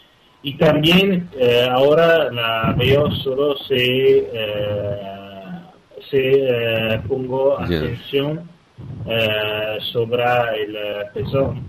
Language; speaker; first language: Spanish; non-native, fluent; Italian